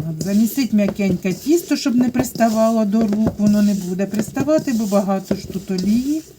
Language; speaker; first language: Ukrainian; non-native, local second language; Russian